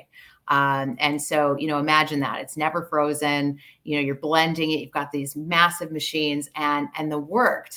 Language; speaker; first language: English; native; English